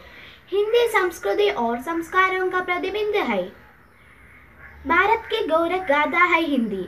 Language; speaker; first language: Hindi; non-native, local second language; Malayalam